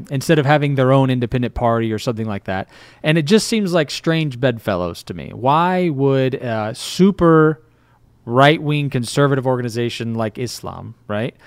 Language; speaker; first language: English; native; English